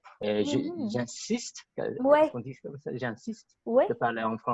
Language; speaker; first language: French; non-native, fluent; English